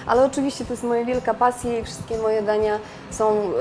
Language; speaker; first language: Polish; non-native, fluent; Russian